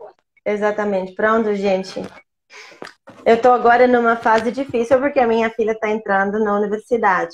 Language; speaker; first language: Portuguese; non-native, fluent; Russian